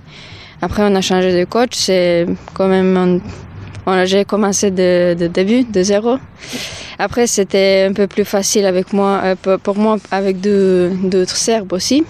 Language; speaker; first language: French; non-native, learner; Serbian